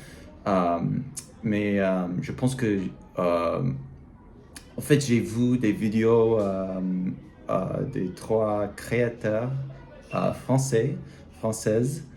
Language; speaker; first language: French; non-native, learner; English